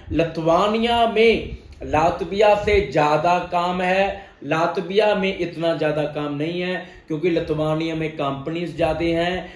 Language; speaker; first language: Hindi; non-native, local second language; Punjabi